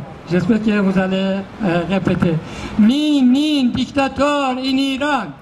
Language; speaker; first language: French; non-native, learner; Persian